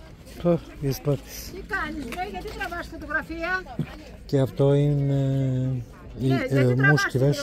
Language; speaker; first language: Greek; non-native, learner; Serbian